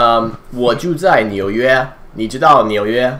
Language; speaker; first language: Chinese; non-native, fluent; English